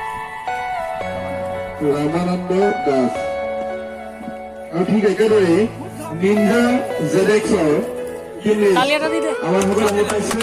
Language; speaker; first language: Assamese; native; Assamese